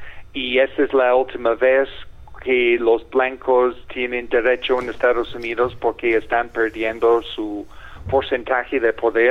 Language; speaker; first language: Spanish; non-native, fluent; English